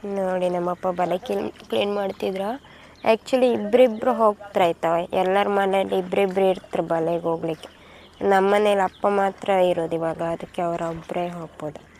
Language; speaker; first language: Kannada; non-native, local second language; Konkani